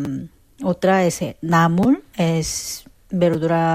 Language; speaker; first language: Spanish; non-native, fluent; Korean